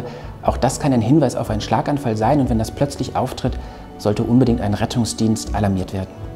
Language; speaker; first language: German; native; German